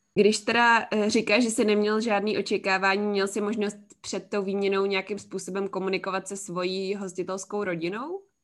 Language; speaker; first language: Czech; native; Czech